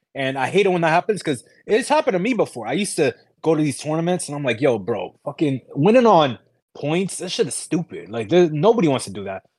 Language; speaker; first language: English; early bilingual, other home language; Spanish